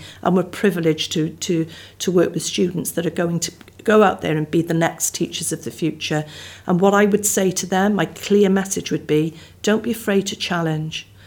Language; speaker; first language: English; native; English